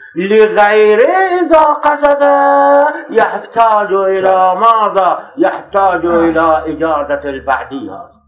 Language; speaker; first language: Arabic; non-native, fluent; Urdu